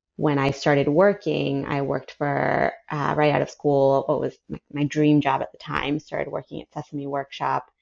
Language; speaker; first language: English; early bilingual, other home language; Spanish